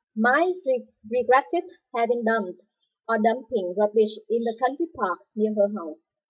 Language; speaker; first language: English; non-native, fluent; Vietnamese